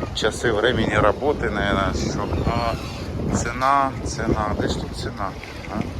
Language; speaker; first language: Russian; non-native, local second language; Ukrainian